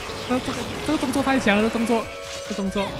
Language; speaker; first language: Chinese; native; Chinese